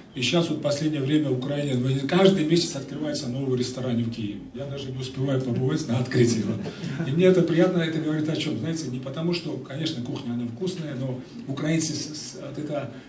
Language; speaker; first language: Russian; non-native, local second language; Georgian